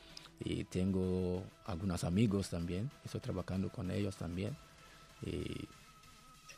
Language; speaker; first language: Spanish; non-native, learner; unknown